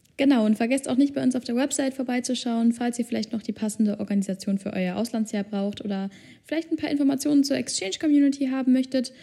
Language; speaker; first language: German; native; German